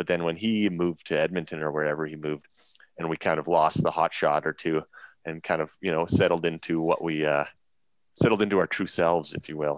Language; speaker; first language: English; native; English